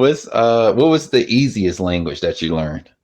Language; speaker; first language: English; native; English